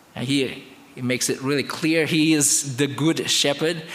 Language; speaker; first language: English; non-native, fluent; Indonesian